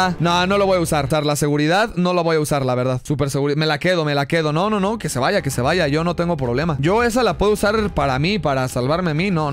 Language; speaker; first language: Spanish; native; Spanish